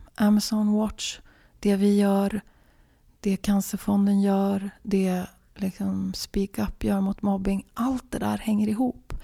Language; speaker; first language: Swedish; native; Swedish